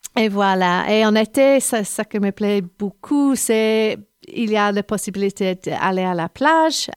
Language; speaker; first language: French; non-native, fluent; English